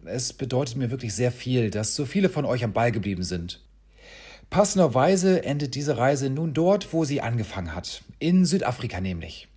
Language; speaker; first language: German; native; German